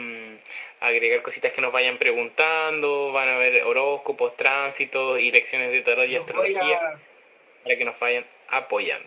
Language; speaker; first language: Spanish; native; Spanish